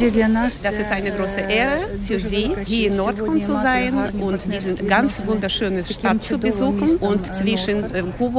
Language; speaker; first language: German; non-native, fluent; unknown